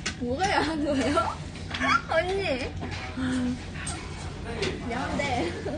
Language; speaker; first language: Korean; non-native, fluent; Japanese